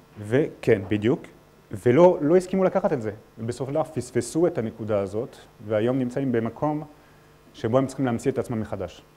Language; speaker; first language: Hebrew; non-native, fluent; French